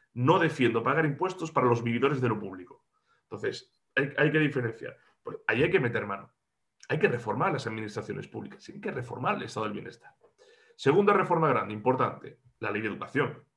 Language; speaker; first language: Spanish; native; Spanish